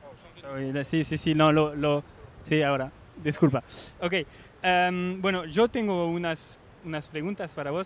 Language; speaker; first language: Spanish; non-native, fluent; French